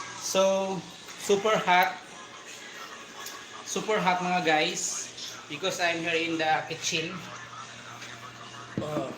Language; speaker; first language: English; non-native, local second language; Filipino